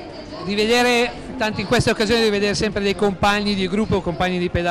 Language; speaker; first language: Italian; native; Italian